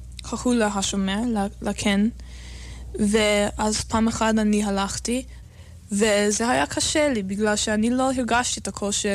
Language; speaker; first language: Hebrew; non-native, learner; English